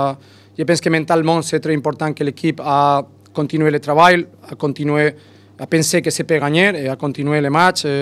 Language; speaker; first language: French; non-native, learner; Spanish